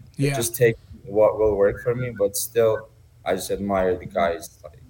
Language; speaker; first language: English; non-native, fluent; Turkish